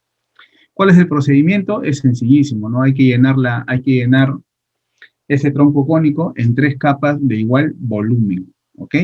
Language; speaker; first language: Spanish; native; Spanish